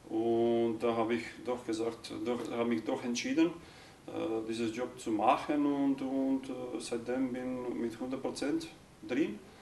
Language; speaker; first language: German; non-native, learner; Croatian